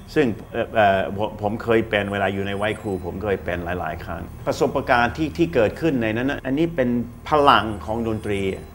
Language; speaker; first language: Thai; non-native, fluent; English